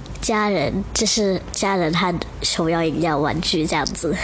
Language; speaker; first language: Chinese; early bilingual, heritage; Chinese